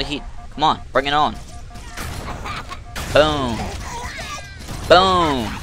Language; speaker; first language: English; native; English